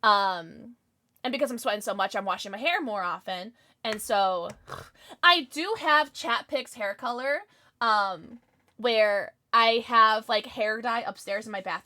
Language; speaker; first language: English; native; English